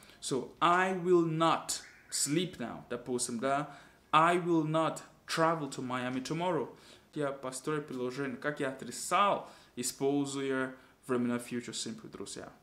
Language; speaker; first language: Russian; non-native, fluent; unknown